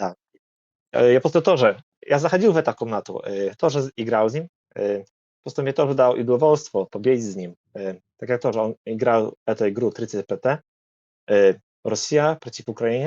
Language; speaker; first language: Russian; non-native, learner; Polish